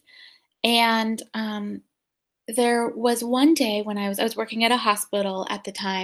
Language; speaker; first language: English; native; English